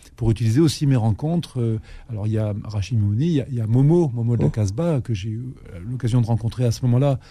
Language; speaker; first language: French; native; French